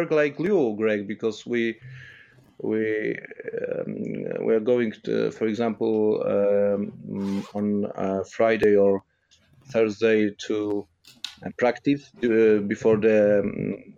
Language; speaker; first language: English; non-native, fluent; Polish